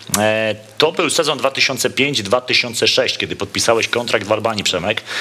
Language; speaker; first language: Polish; native; Polish